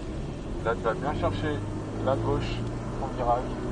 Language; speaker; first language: French; native; French